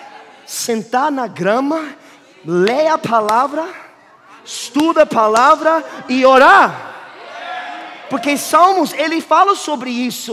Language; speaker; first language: Portuguese; non-native, fluent; English